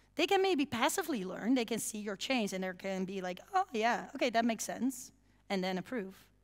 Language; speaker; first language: English; non-native, fluent; Dutch